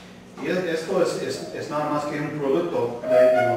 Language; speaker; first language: Spanish; early bilingual, heritage; English